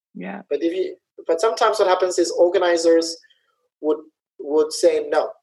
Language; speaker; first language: English; early bilingual, other home language; Somali